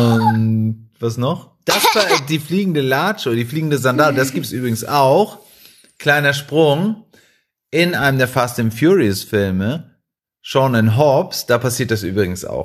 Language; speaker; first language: German; non-native, fluent; Spanish